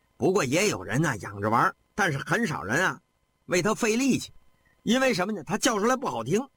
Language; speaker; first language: Chinese; native; Chinese